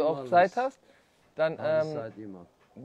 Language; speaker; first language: German; non-native, fluent; Turkish